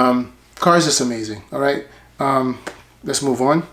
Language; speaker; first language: English; native; English